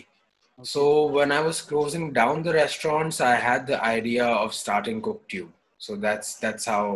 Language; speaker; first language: English; non-native, local second language; Hindi